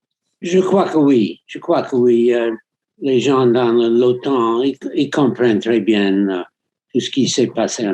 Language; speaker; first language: French; non-native, fluent; English